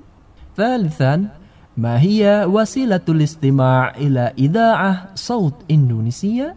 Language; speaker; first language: Arabic; non-native, fluent; Indonesian